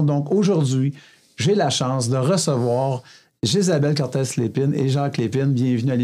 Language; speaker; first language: French; native; French